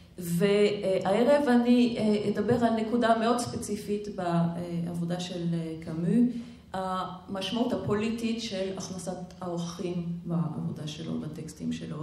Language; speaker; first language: Hebrew; non-native, fluent; French